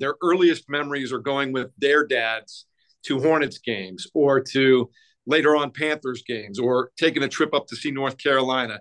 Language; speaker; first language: English; native; English